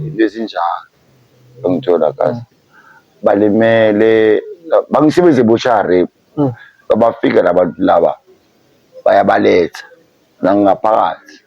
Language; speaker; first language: Zulu; non-native, local second language; Tswana